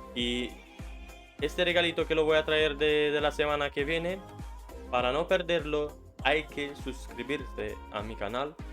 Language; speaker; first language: Spanish; non-native, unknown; Romanian